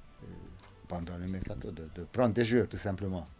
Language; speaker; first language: French; non-native, fluent; Romanian